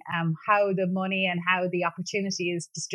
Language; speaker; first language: English; native; English